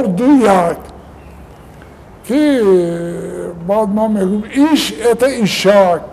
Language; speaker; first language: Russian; non-native, local second language; Tajik